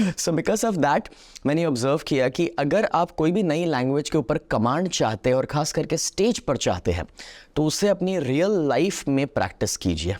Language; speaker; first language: Hindi; non-native, local second language; Gujarati